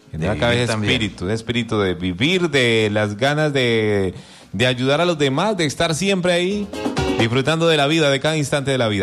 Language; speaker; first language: Spanish; native; Spanish